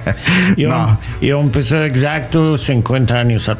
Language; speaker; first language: Spanish; non-native, learner; English